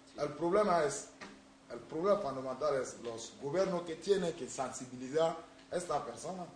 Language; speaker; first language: Spanish; non-native, learner; Mossi